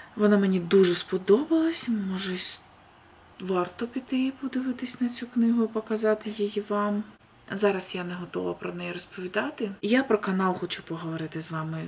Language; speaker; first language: Ukrainian; non-native, local second language; Russian